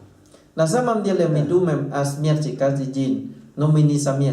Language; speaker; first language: Russian; non-native, learner; Thai